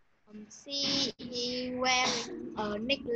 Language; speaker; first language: English; non-native, learner; Vietnamese